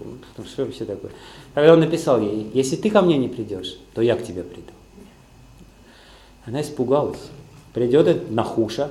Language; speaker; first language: Russian; native; Russian